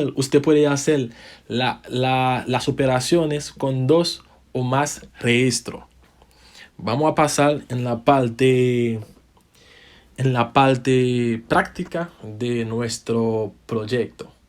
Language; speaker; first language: Spanish; non-native, fluent; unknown